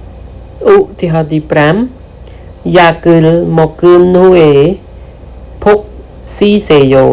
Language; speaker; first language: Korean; non-native, fluent; Khmer